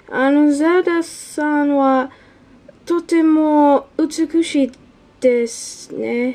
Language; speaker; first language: Japanese; non-native, learner; English